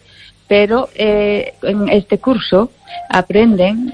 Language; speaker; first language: Spanish; non-native, fluent; Japanese